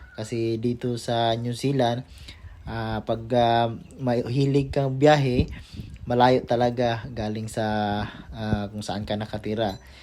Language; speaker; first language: Filipino; non-native, local second language; Cebuano